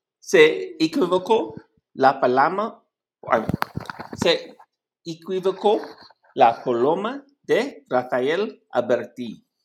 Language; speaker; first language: Spanish; non-native, learner; English